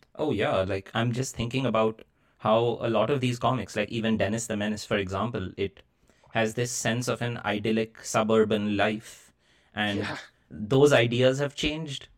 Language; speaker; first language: English; non-native, local second language; Bangla